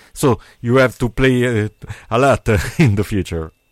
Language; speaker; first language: English; non-native, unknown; Italian